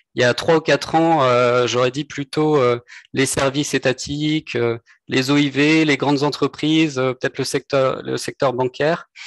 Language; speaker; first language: French; native; French